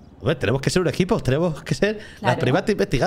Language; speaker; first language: Spanish; native; Spanish